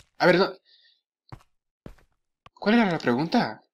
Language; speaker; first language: Spanish; native; Spanish